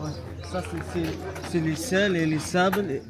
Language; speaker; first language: French; non-native, learner; Arabic